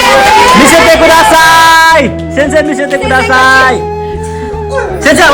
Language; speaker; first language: Japanese; non-native, learner; Nepali